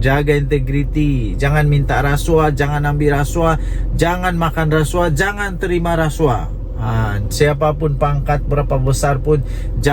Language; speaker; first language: Malay; native; Malay